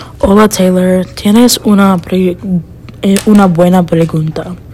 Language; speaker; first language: Spanish; non-native, learner; English